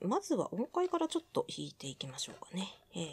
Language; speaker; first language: Japanese; native; Japanese